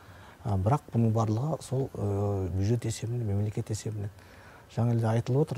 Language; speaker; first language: Kazakh; native; Kazakh